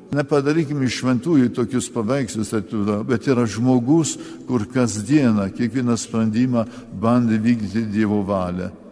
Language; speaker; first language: Lithuanian; early bilingual, heritage; Lithuanian